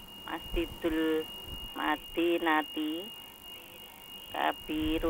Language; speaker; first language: Arabic; non-native, learner; Indonesian